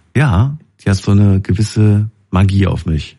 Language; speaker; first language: German; native; German